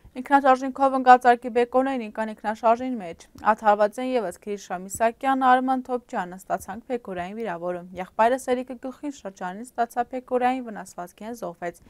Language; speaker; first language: Armenian; early bilingual, heritage; Armenian